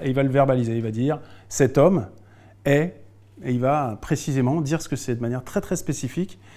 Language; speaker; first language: French; native; French